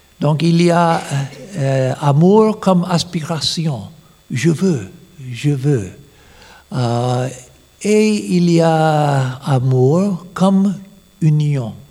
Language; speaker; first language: French; non-native, fluent; English